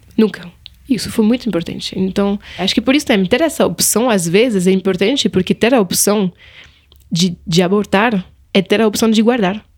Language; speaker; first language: Portuguese; non-native, fluent; French